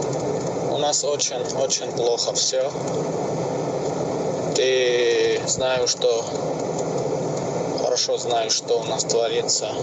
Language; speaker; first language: Russian; non-native, fluent; Armenian